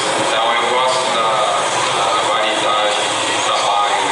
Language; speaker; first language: Portuguese; non-native, fluent; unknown